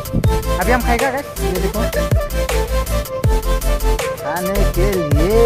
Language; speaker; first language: Hindi; non-native, local second language; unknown